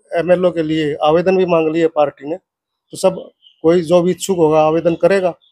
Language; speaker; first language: Hindi; native; Hindi